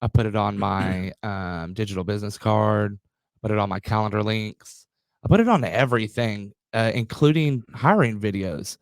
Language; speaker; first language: English; native; English